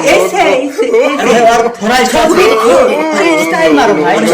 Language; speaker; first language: Hindi; non-native, local second language; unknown